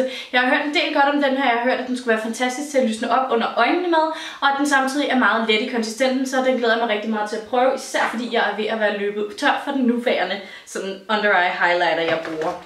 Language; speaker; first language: Danish; native; Danish